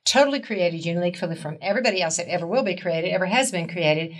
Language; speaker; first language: English; native; English